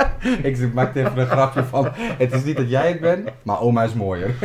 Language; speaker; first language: Dutch; early bilingual, other home language; Bosnian